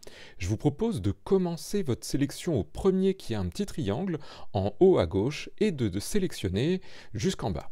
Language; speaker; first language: French; native; French